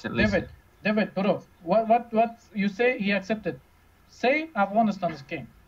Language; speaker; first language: English; non-native, learner; Uzbek